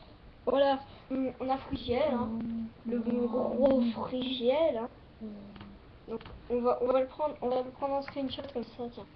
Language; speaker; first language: French; native; French